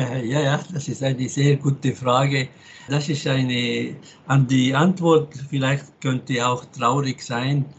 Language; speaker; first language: German; non-native, fluent; Arabic